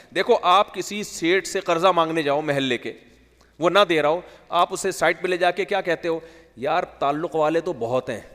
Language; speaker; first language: Urdu; native; Urdu